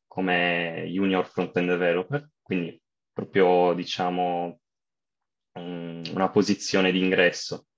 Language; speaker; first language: Italian; native; Italian